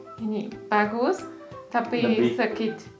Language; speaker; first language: Indonesian; non-native, learner; German